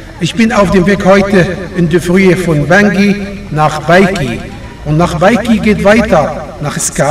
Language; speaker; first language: German; non-native, fluent; Arabic